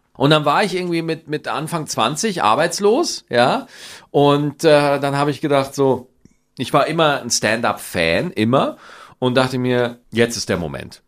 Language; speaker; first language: German; native; German